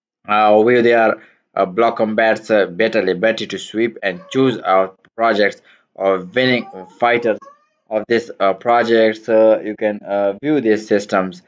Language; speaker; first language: English; non-native, learner; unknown